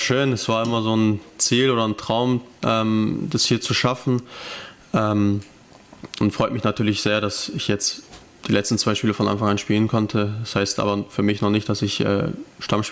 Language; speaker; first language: German; native; German